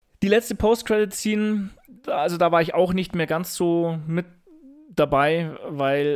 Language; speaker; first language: German; native; German